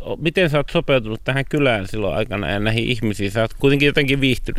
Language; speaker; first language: Finnish; native; Finnish